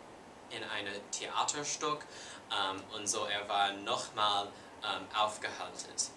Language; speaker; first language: German; non-native, learner; English